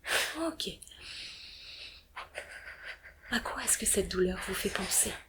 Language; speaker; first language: French; native; French